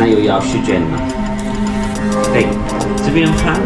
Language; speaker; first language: Chinese; non-native, fluent; Turkish